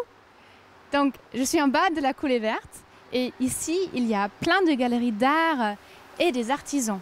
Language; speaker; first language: French; non-native, fluent; German